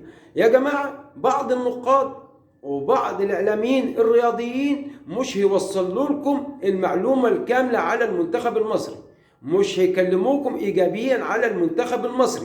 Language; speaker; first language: Arabic; native; Arabic